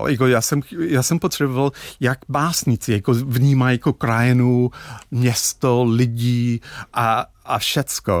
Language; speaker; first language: Czech; non-native, fluent; English